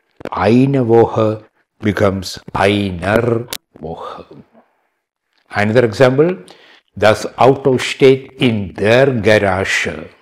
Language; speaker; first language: German; non-native, fluent; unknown